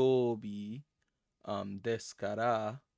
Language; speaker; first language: Japanese; non-native, learner; English